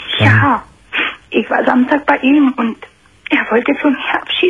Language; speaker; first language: German; non-native, fluent; Romanian